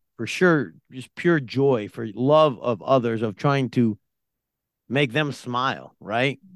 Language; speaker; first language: English; native; English